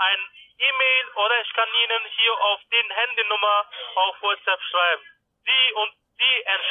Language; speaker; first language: German; non-native, learner; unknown